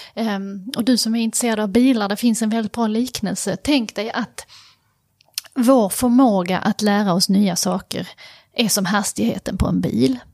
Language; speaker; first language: Swedish; native; Swedish